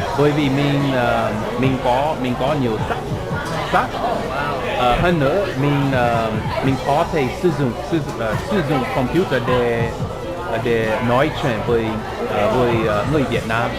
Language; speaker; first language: Vietnamese; non-native, learner; English